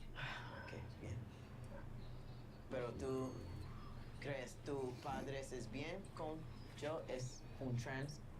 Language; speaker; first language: Spanish; non-native, learner; English